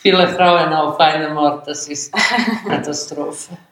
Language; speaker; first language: German; non-native, learner; Bosnian